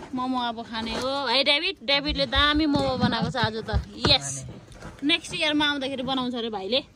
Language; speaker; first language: Nepali; non-native, local second language; Tamil